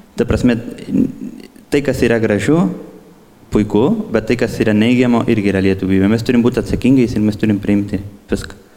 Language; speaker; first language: Lithuanian; early bilingual, heritage; Lithuanian